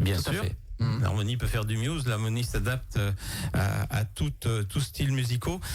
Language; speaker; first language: French; native; French